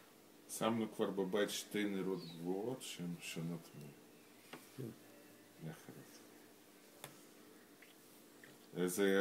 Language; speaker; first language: Hebrew; non-native, fluent; Russian